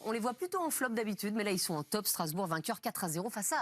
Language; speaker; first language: French; native; French